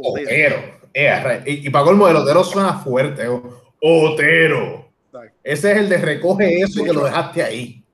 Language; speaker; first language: Spanish; native; Spanish